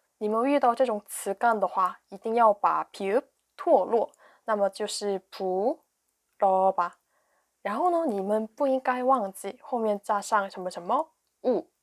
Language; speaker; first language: Chinese; non-native, fluent; Korean